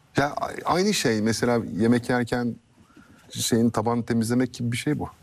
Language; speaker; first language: Turkish; early bilingual, heritage; Turkish